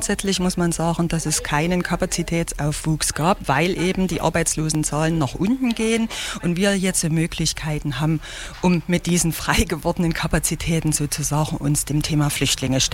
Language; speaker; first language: German; native; German